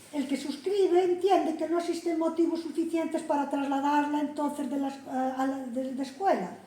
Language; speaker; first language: Spanish; native; Spanish